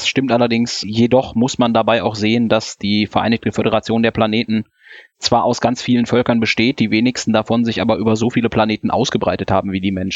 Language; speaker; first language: German; native; German